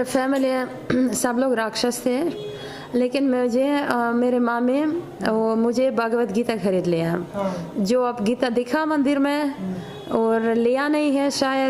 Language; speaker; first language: Hindi; non-native, fluent; Ukrainian